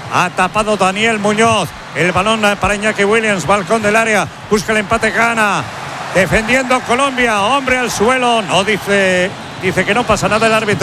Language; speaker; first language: Spanish; native; Spanish